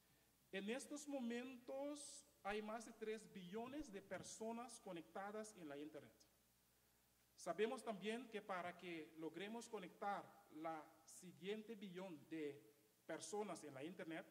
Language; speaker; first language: Spanish; non-native, fluent; Papiamento